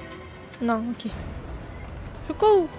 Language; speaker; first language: French; native; French